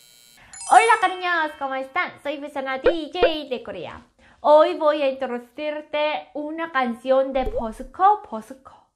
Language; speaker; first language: Spanish; non-native, learner; Korean